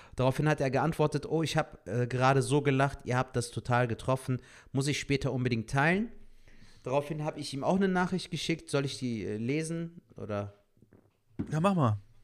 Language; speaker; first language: German; native; German